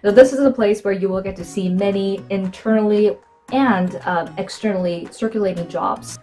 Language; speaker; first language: English; non-native, fluent; Korean